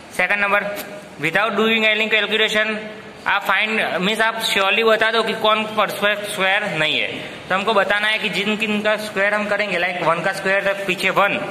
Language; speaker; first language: Hindi; non-native, local second language; Gujarati